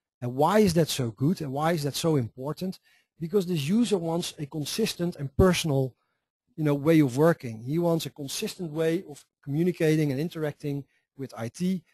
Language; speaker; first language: English; non-native, fluent; Dutch